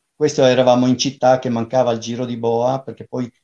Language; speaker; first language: Italian; native; Italian